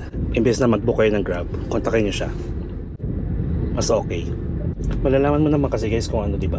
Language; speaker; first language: Filipino; native; Filipino